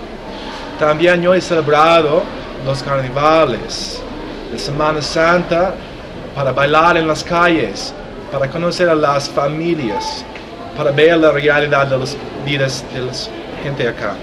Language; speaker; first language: Spanish; non-native, fluent; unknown